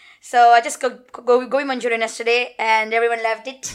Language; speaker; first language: English; non-native, local second language; Malayalam